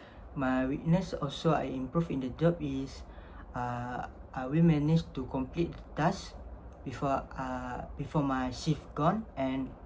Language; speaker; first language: English; non-native, learner; Malay